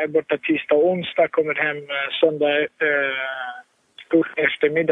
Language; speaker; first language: Swedish; early bilingual, other home language; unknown